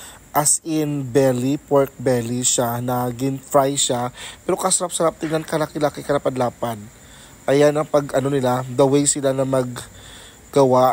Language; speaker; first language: Filipino; non-native, local second language; Hiligaynon